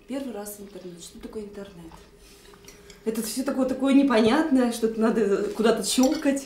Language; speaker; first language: Russian; native; Russian